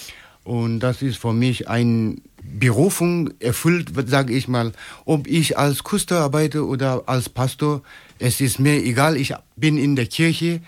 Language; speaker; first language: German; non-native, fluent; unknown